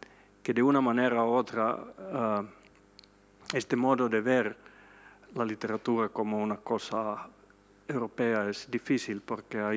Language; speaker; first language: Spanish; non-native, fluent; Swedish